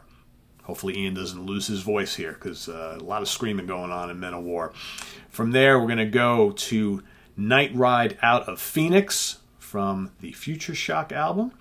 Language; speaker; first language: English; native; English